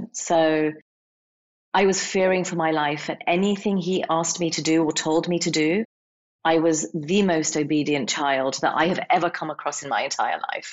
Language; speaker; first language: English; native; English